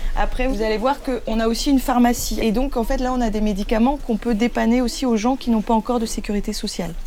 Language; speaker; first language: French; native; French